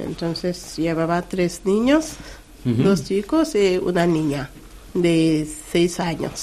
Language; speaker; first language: Spanish; non-native, learner; Wolof